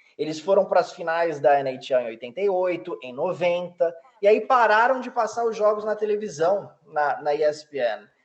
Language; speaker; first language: Portuguese; early bilingual, heritage; Portuguese